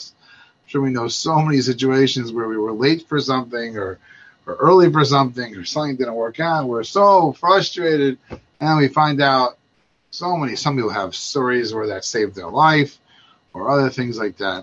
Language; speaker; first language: English; native; English